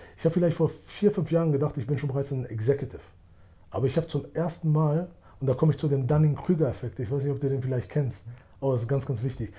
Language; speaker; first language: German; early bilingual, other home language; Albanian